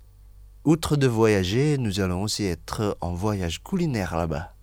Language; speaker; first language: French; non-native, fluent; Indonesian